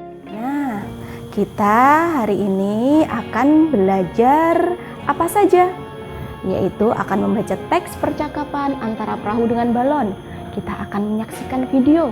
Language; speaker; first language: Indonesian; native; Indonesian